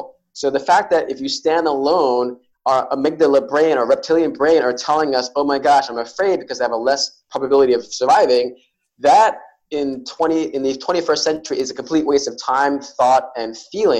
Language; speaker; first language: English; native; English